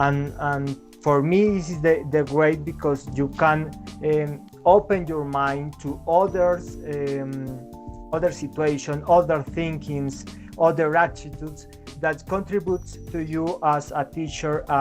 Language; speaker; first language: English; non-native, learner; Spanish